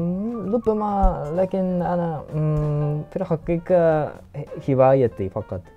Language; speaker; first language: Arabic; non-native, learner; Japanese